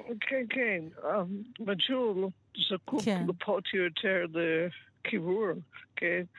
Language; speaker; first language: Hebrew; non-native, fluent; English